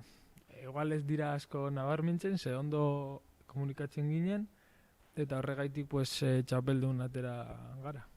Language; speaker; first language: Basque; non-native, local second language; Spanish